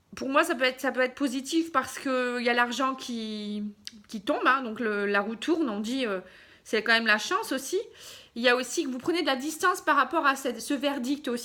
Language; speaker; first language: French; native; French